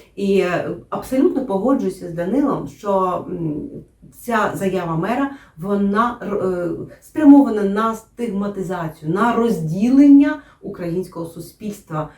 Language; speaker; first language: Ukrainian; non-native, local second language; Russian